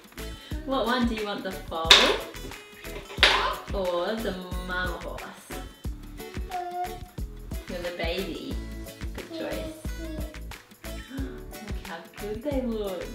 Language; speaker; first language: English; native; English